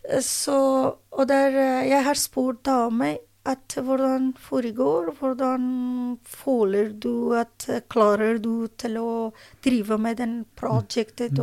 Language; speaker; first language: Norwegian; non-native, learner; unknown